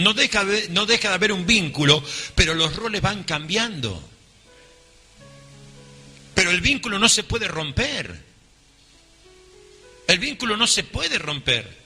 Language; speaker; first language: Spanish; native; Spanish